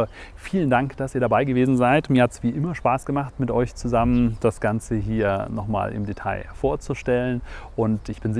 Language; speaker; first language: German; native; German